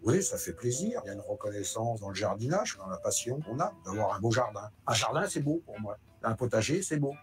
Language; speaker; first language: French; native; French